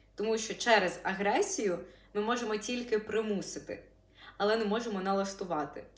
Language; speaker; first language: Ukrainian; non-native, local second language; Russian